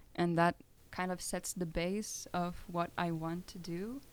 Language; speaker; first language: English; non-native, fluent; Lithuanian